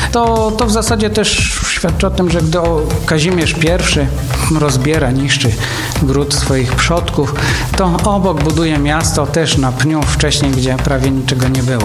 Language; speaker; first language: Polish; native; Polish